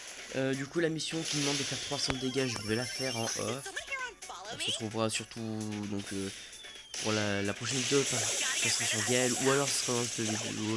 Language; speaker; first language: French; native; French